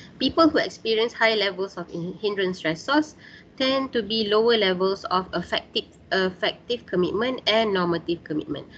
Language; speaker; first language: English; non-native, local second language; Malay